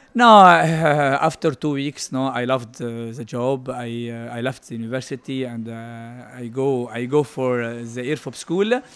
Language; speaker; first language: English; non-native, learner; Arabic